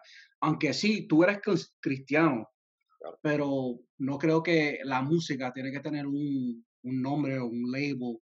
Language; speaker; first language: Spanish; early bilingual, heritage; Spanish